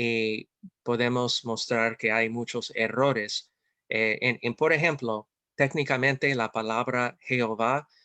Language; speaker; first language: Spanish; non-native, fluent; English